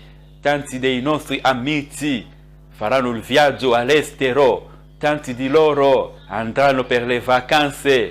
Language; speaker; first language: Italian; non-native, fluent; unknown